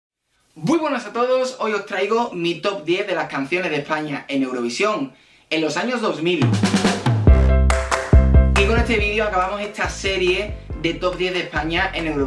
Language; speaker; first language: Spanish; native; Spanish